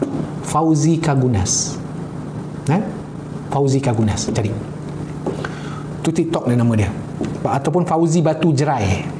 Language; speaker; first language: Malay; native; Malay